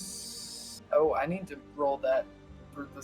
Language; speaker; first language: English; native; English